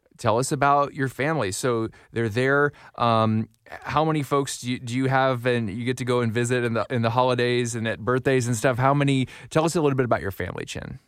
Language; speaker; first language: English; native; English